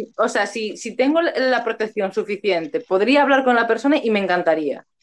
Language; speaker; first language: Spanish; native; Spanish